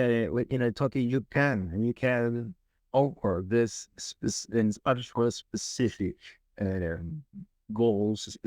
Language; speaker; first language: English; non-native, learner; Spanish